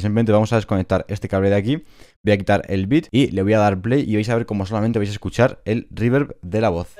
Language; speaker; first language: Spanish; native; Spanish